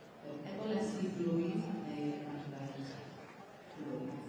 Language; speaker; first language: Welsh; native; Welsh